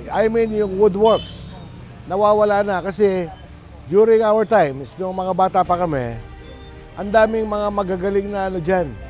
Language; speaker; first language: Filipino; non-native, local second language; Pampanga